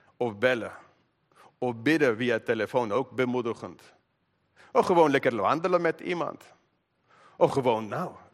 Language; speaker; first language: Dutch; non-native, fluent; English